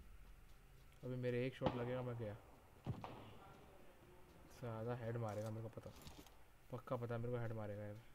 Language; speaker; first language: Hindi; native; Hindi